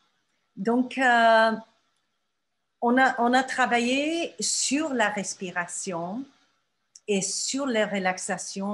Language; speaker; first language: French; non-native, fluent; Turkish